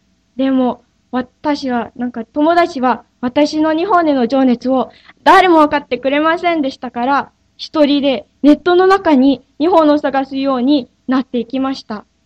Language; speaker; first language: Japanese; non-native, fluent; English